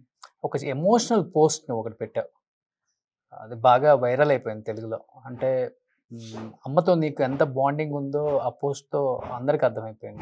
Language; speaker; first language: Telugu; native; Telugu